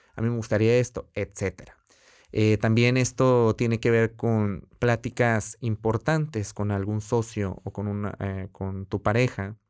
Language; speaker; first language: Spanish; native; Spanish